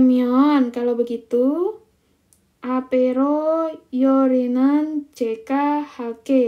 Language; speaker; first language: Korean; non-native, fluent; Indonesian